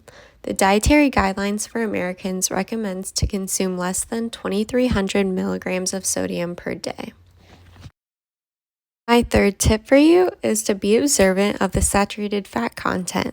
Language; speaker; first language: English; native; English